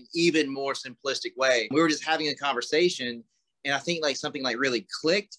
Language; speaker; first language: English; native; English